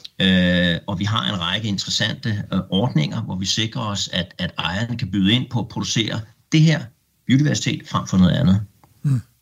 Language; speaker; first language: Danish; native; Danish